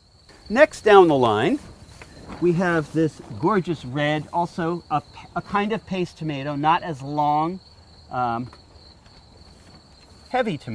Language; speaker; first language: English; native; English